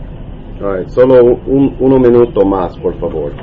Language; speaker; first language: Spanish; non-native, learner; English